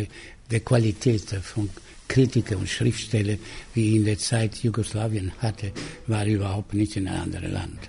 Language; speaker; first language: German; non-native, fluent; Italian